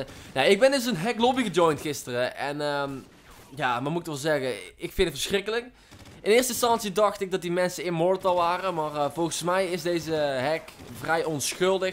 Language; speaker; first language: Dutch; native; Dutch